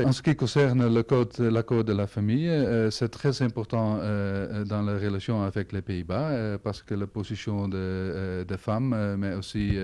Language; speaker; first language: French; non-native, fluent; Dutch